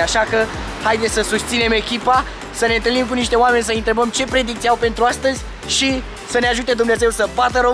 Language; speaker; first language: Romanian; native; Romanian